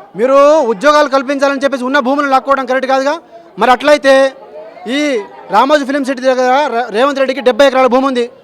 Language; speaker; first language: Telugu; non-native, local second language; Lambadi